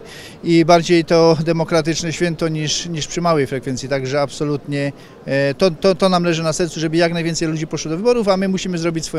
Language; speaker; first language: Polish; native; Polish